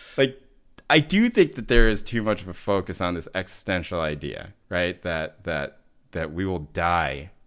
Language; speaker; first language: English; native; English